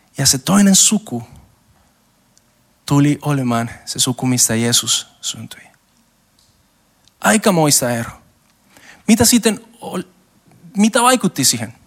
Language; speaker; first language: Finnish; non-native, learner; Spanish